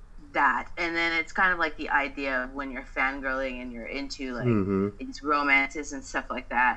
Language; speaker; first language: English; native; English